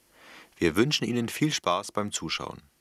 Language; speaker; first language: German; native; German